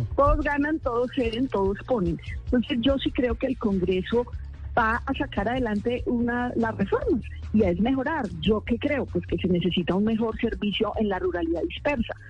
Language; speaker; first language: Spanish; native; Spanish